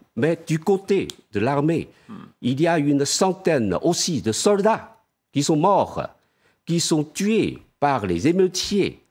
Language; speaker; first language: French; non-native, fluent; Chinese